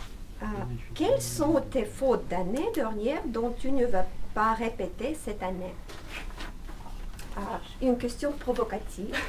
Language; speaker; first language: French; non-native, fluent; Russian